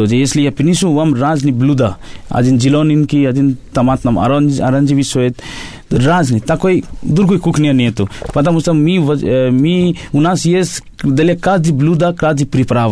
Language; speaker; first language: Russian; non-native, learner; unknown